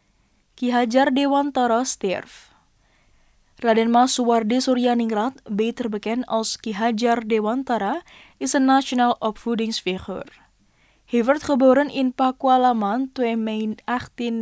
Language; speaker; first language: Dutch; non-native, fluent; Indonesian